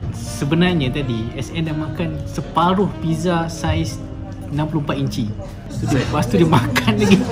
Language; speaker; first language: Malay; native; Malay